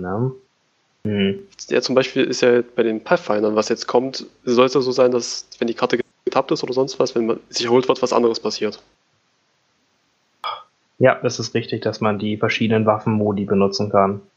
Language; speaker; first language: German; native; German